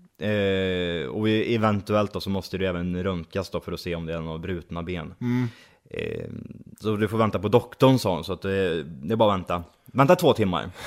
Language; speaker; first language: Swedish; native; Swedish